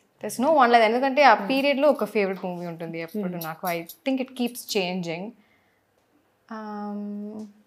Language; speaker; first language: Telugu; non-native, local second language; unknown